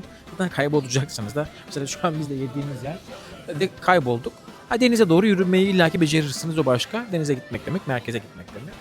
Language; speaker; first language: Turkish; native; Turkish